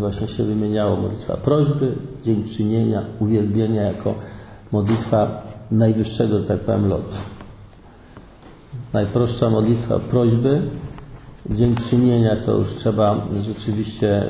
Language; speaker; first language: Polish; native; Polish